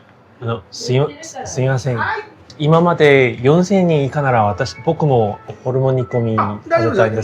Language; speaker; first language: Japanese; non-native, fluent; Korean